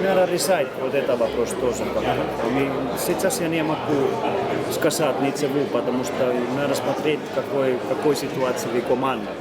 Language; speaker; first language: Russian; non-native, learner; Finnish